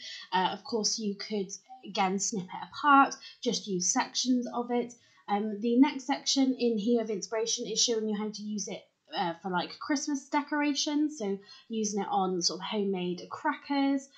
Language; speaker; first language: English; native; English